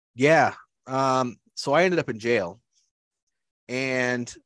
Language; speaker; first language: English; native; English